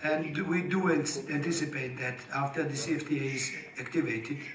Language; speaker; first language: English; non-native, fluent; Georgian